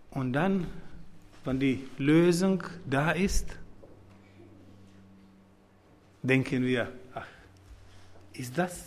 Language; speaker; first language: German; non-native, fluent; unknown